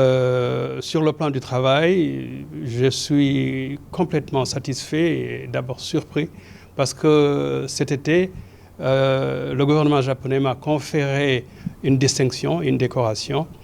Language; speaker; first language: French; non-native, local second language; Serer